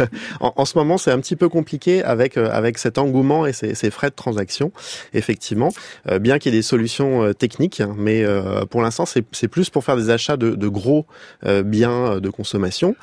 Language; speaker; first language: French; native; French